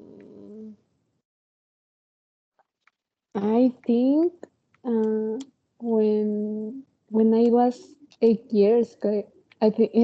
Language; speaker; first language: English; non-native, learner; Spanish